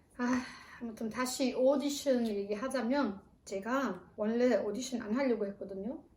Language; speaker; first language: Korean; non-native, fluent; German